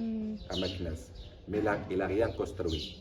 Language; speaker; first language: French; non-native, local second language; Arabic